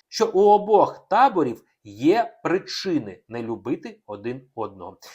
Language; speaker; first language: Ukrainian; non-native, local second language; Russian